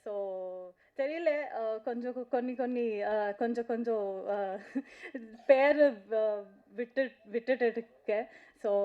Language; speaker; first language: Tamil; non-native, learner; Kannada